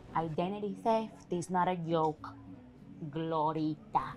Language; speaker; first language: English; early bilingual, other home language; Spanish